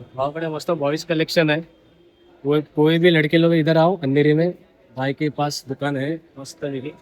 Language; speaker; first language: Hindi; non-native, local second language; Marathi